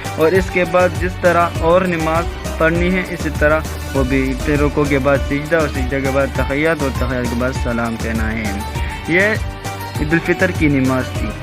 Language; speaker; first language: Urdu; non-native, local second language; Pashto